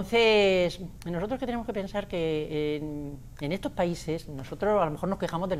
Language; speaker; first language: Spanish; native; Spanish